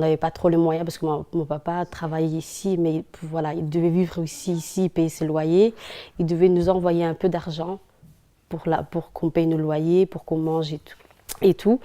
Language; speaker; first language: French; early bilingual, other home language; Somali